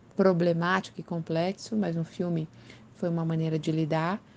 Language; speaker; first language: Portuguese; native; Portuguese